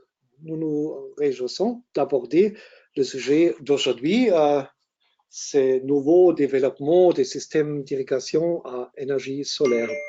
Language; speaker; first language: French; non-native, learner; German